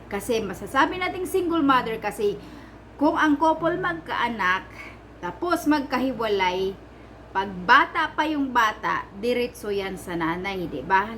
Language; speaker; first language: Filipino; non-native, local second language; Cebuano